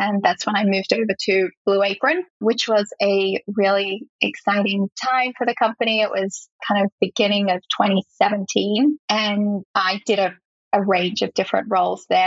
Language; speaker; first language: English; native; English